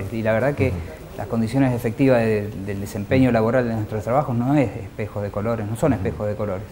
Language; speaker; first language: Spanish; native; Spanish